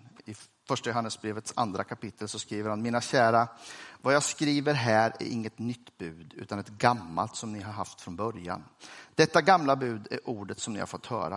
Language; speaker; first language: Swedish; native; Swedish